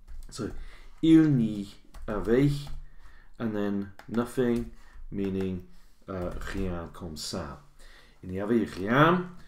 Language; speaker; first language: French; non-native, fluent; English